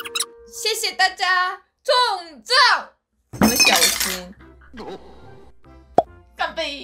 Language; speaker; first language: Chinese; non-native, fluent; Korean